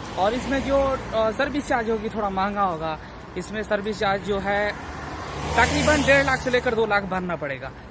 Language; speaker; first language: Hindi; native; Hindi